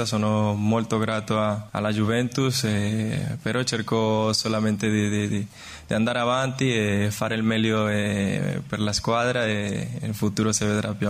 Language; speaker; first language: Italian; non-native, fluent; Spanish